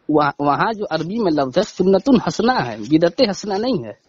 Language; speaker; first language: Hindi; native; Hindi